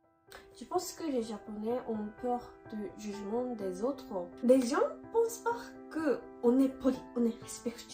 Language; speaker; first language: French; non-native, learner; Japanese